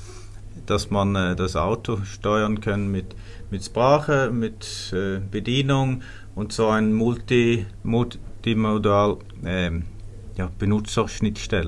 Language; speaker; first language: German; non-native, fluent; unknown